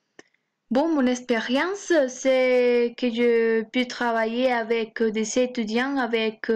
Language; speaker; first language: French; non-native, fluent; Spanish